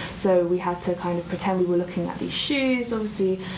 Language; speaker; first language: English; native; English